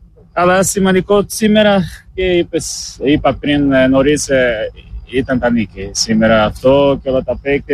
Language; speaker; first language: Greek; non-native, learner; Portuguese